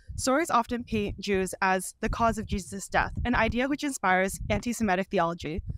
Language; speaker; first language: English; native; English